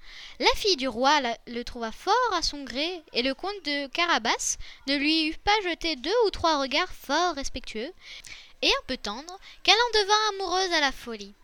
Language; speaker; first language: French; native; French